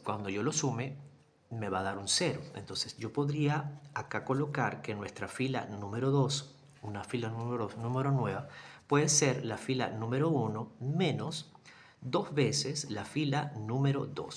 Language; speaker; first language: Spanish; native; Spanish